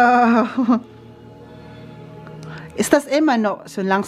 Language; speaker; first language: German; non-native, learner; Filipino